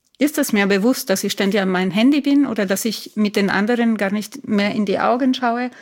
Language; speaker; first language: German; non-native, fluent; Italian